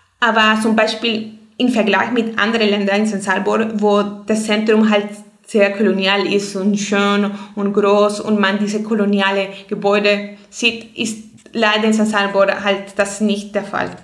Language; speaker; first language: German; non-native, fluent; Spanish